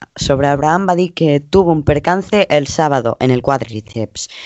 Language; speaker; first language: Spanish; non-native, local second language; Catalan